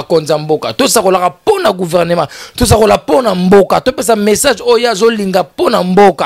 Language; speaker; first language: French; non-native, local second language; Lingala